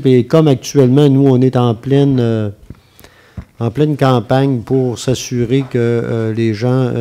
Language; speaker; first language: French; native; French